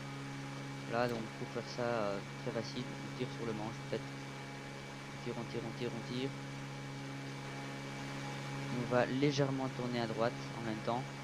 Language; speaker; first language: French; native; French